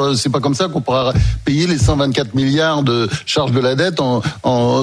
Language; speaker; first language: French; native; French